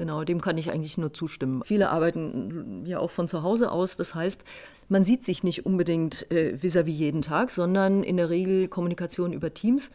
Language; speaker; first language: German; native; German